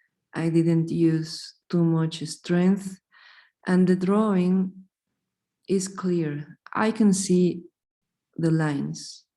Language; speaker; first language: English; non-native, fluent; Spanish